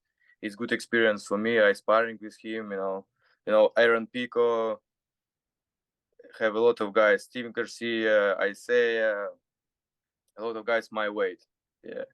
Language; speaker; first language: English; non-native, learner; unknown